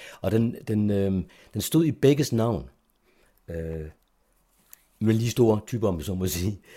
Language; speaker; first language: Danish; native; Danish